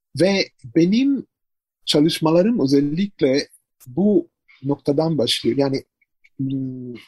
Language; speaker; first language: Turkish; non-native, fluent; Italian